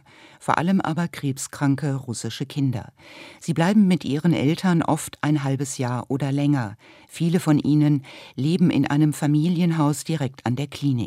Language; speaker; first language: German; native; German